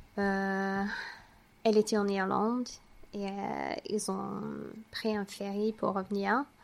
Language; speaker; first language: French; non-native, fluent; English